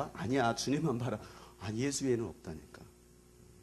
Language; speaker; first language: Korean; native; Korean